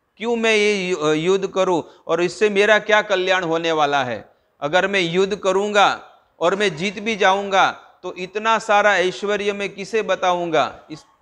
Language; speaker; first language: Hindi; non-native, local second language; Gujarati